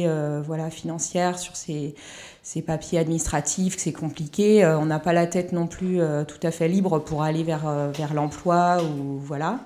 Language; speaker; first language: French; native; French